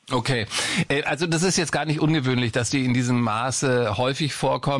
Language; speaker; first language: German; native; German